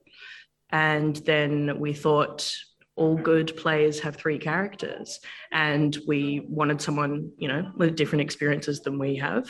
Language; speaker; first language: English; native; English